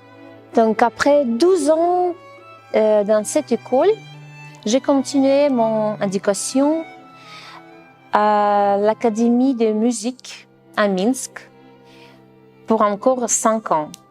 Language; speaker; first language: French; non-native, fluent; Russian